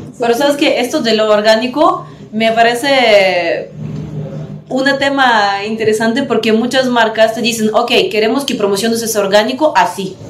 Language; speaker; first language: Spanish; non-native, fluent; Russian